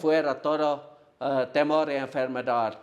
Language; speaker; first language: Spanish; non-native, learner; Finnish